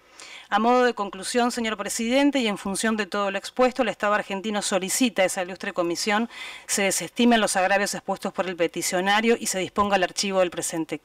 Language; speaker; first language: Spanish; native; Spanish